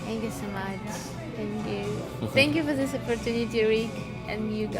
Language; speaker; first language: English; non-native, learner; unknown